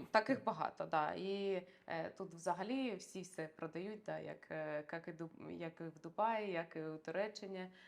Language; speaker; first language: Ukrainian; non-native, local second language; Russian